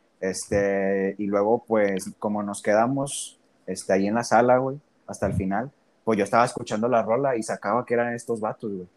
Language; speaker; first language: Spanish; native; Spanish